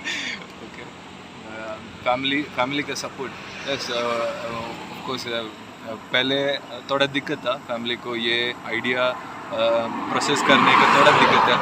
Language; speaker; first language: Hindi; non-native, local second language; Malayalam